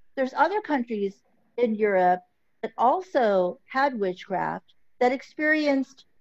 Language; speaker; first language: English; early bilingual, other home language; Filipino